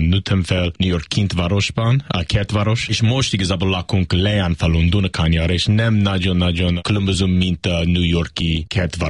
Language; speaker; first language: Hungarian; non-native, learner; English